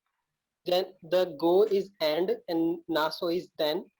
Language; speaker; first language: English; non-native, learner; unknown